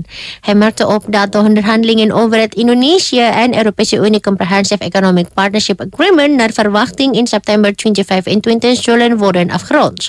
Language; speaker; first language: Dutch; non-native, fluent; Indonesian